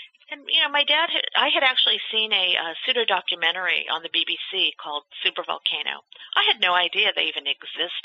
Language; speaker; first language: English; native; English